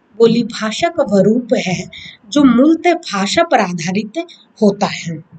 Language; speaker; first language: Hindi; native; Hindi